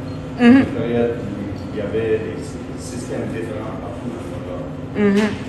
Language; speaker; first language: French; non-native, learner; English